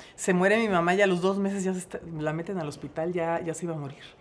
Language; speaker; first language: Spanish; native; Spanish